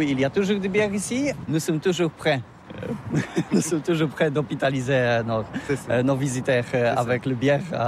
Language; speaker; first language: French; non-native, learner; Polish